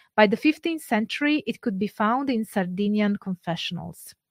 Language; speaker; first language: English; non-native, fluent; Italian